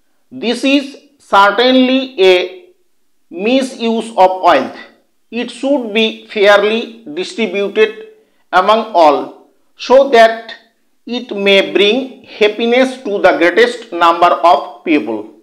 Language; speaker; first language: English; non-native, local second language; Bangla